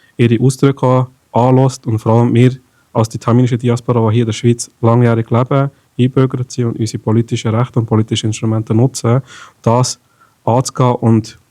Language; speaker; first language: German; non-native, local second language; Tamil